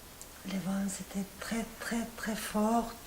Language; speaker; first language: French; non-native, fluent; Spanish